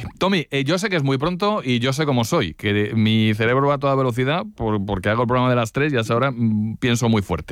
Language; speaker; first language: Spanish; native; Spanish